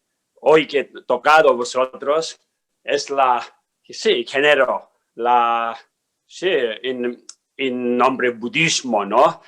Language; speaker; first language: Spanish; non-native, learner; Tibetan